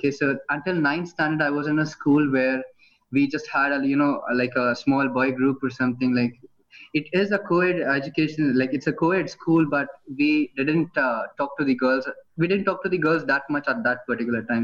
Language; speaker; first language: English; non-native, fluent; Hindi